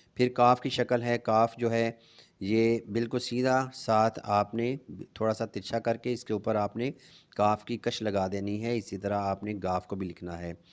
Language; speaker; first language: Urdu; non-native, local second language; Punjabi